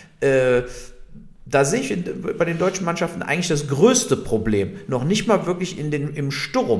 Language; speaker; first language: German; native; German